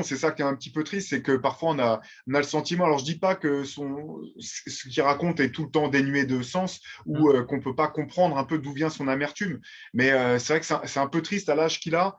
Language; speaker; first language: French; native; French